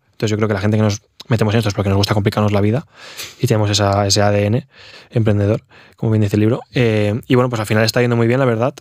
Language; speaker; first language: Spanish; native; Spanish